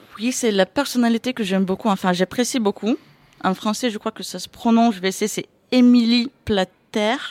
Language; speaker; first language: French; non-native, fluent; Lithuanian